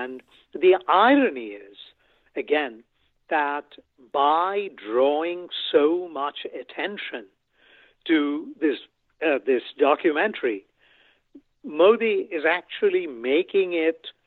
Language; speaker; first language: English; non-native, local second language; Bangla